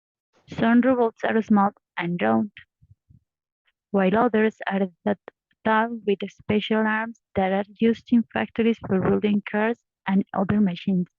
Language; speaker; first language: English; non-native, learner; Spanish